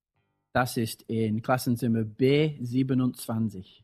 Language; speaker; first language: German; non-native, fluent; English